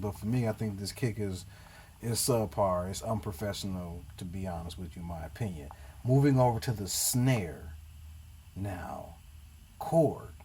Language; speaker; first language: English; native; English